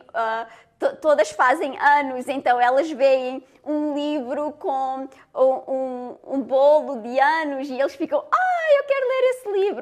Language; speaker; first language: Portuguese; early bilingual, heritage; Portuguese